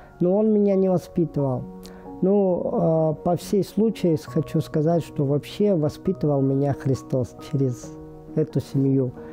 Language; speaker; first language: Russian; native; Russian